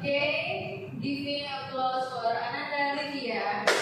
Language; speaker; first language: English; non-native, learner; Indonesian